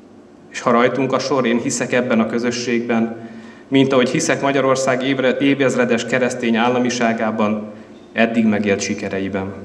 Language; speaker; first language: Hungarian; native; Hungarian